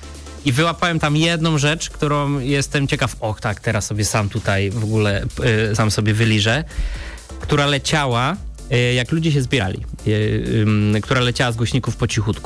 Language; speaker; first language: Polish; native; Polish